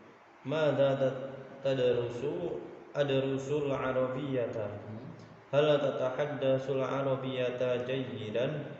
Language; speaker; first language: Arabic; non-native, learner; Indonesian